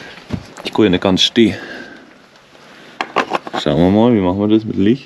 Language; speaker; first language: German; native; German